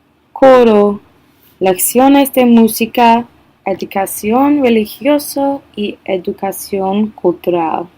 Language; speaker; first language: Spanish; non-native, learner; English